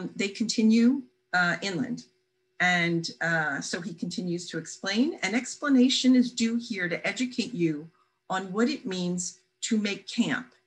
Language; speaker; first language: English; native; English